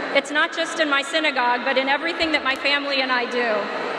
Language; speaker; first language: English; native; English